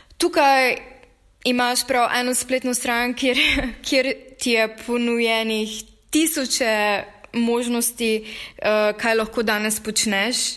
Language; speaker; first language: Slovenian; native; Slovenian